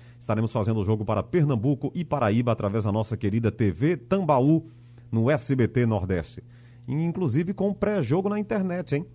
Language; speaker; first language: Portuguese; native; Portuguese